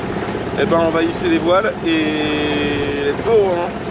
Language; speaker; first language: French; native; French